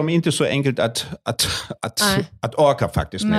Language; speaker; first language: Swedish; non-native, fluent; German